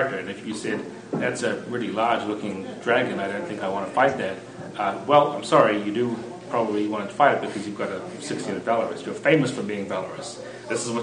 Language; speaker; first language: English; native; English